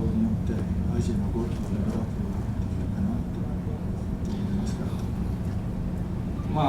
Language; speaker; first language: Japanese; non-native, fluent; English